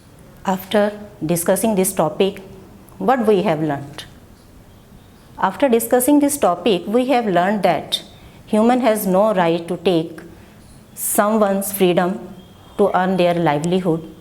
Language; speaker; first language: English; non-native, local second language; Gujarati